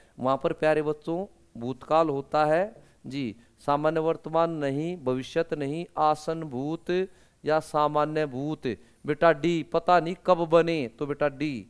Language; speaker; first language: Hindi; native; Hindi